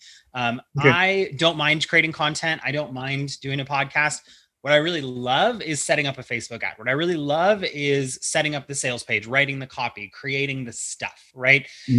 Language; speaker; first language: English; native; English